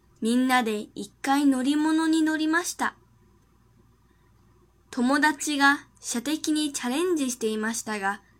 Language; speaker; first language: Japanese; non-native, fluent; Chinese